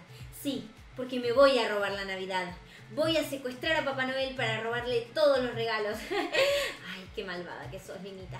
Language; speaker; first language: Spanish; native; Spanish